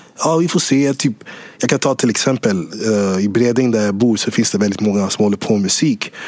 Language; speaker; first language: Swedish; early bilingual, other home language; English